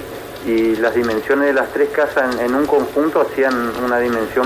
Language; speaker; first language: Spanish; native; Spanish